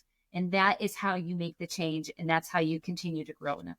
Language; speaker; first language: English; native; English